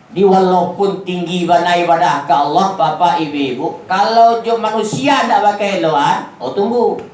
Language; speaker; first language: Malay; non-native, local second language; Minangkabau